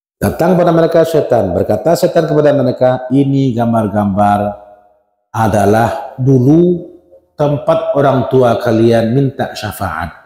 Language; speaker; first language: Malay; non-native, local second language; Minangkabau